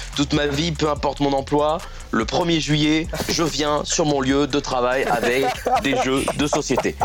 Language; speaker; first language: French; native; French